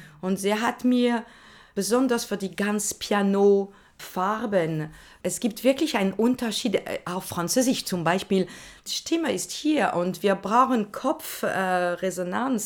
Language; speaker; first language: German; non-native, learner; French